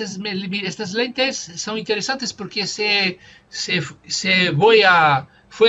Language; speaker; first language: Spanish; non-native, fluent; Portuguese